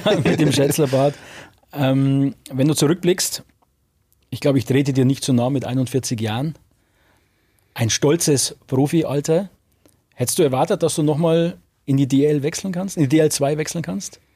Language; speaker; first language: German; native; German